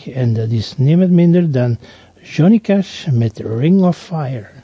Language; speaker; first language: Dutch; native; Dutch